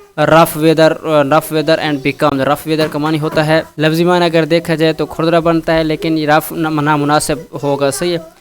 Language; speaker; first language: Urdu; non-native, local second language; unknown